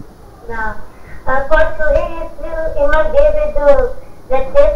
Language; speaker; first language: German; non-native, learner; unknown